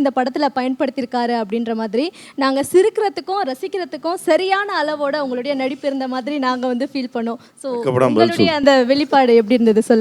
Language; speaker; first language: Tamil; native; Tamil